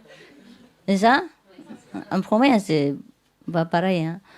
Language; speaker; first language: French; non-native, learner; Vietnamese